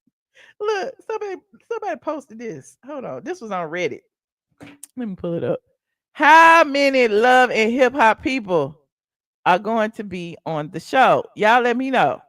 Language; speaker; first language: English; native; English